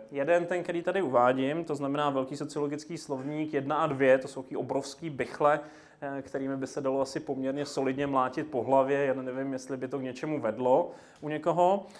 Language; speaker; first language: Czech; native; Czech